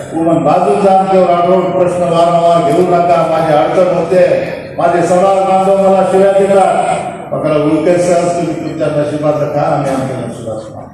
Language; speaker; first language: Marathi; non-native, local second language; Lambadi